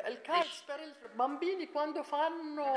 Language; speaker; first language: Italian; non-native, learner; Arabic